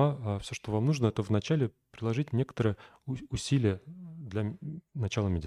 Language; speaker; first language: Russian; native; Russian